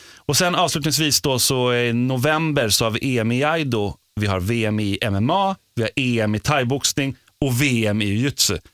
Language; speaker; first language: Swedish; native; Swedish